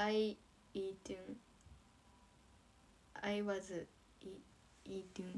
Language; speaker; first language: English; non-native, learner; Japanese